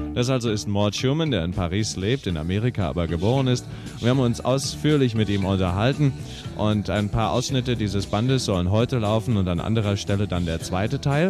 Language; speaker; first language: German; native; German